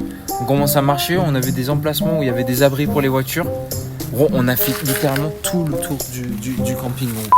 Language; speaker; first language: French; native; French